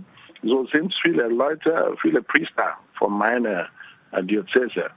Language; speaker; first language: German; non-native, fluent; Igbo